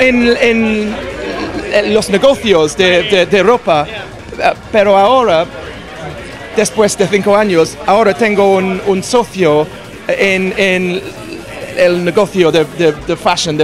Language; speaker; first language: Spanish; non-native, learner; English